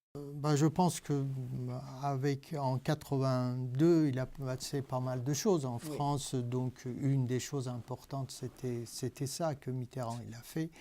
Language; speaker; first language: French; non-native, fluent; Persian